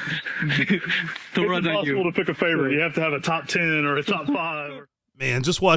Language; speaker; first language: English; native; English